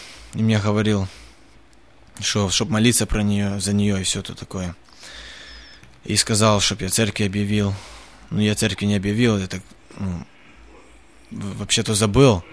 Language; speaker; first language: Russian; early bilingual, heritage; Russian